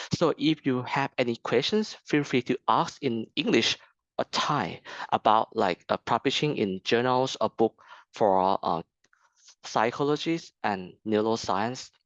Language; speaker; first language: English; non-native, fluent; Thai